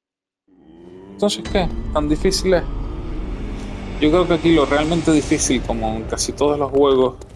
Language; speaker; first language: Spanish; native; Spanish